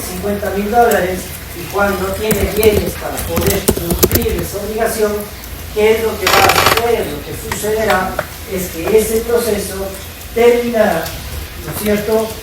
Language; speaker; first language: Spanish; native; Spanish